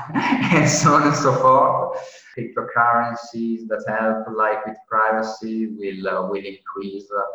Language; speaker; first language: English; non-native, fluent; Italian